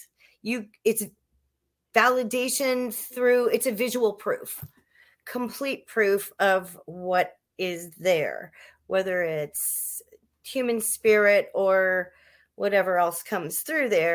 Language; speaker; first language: English; native; English